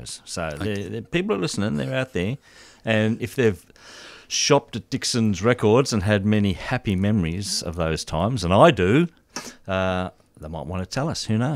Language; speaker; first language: English; native; English